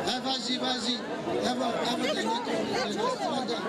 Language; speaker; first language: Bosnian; non-native, fluent; Swahili